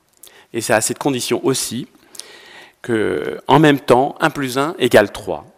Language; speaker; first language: French; native; French